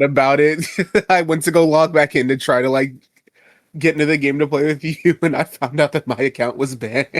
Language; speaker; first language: English; native; English